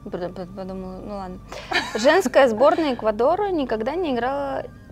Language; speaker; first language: Russian; native; Russian